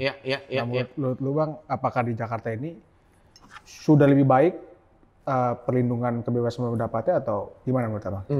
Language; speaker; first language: Indonesian; native; Indonesian